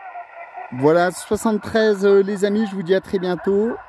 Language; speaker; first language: French; native; French